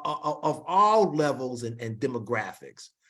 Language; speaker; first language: English; native; English